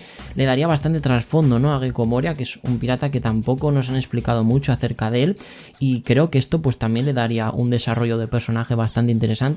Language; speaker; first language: Spanish; native; Spanish